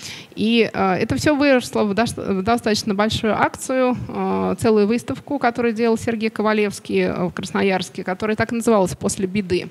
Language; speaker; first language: Russian; native; Russian